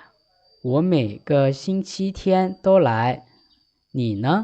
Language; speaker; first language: Chinese; non-native, fluent; Lao